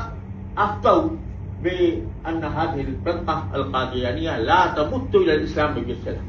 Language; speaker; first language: Arabic; non-native, fluent; Urdu